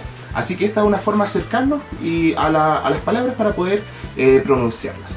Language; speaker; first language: Spanish; native; Spanish